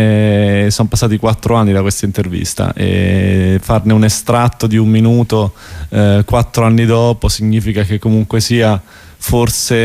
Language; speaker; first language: Italian; native; Italian